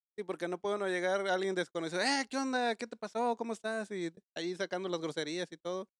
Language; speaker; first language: Spanish; native; Spanish